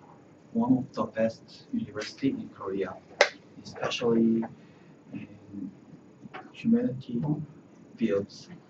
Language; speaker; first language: English; non-native, learner; Korean